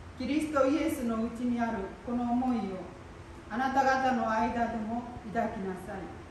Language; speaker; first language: Japanese; native; Japanese